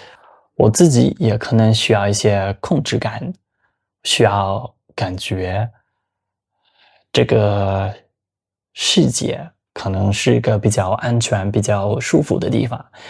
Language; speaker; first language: Chinese; non-native, fluent; Spanish